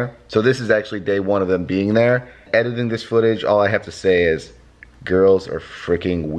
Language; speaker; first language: English; native; English